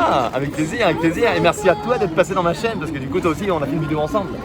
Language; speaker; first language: French; native; French